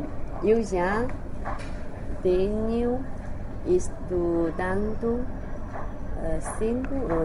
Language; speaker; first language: Portuguese; non-native, learner; Chinese